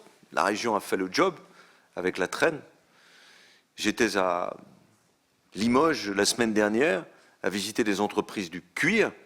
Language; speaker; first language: French; native; French